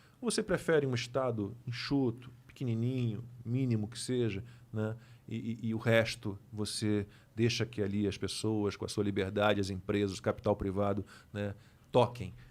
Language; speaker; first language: Portuguese; native; Portuguese